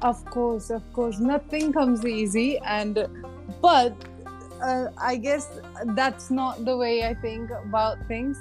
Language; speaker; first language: English; early bilingual, other home language; Punjabi